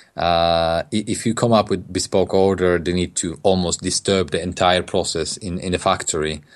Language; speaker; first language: English; non-native, fluent; Polish